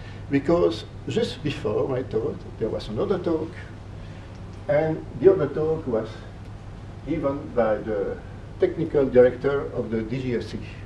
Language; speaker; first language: English; non-native, fluent; French